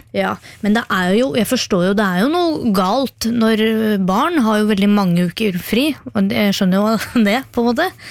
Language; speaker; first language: Norwegian; native; Norwegian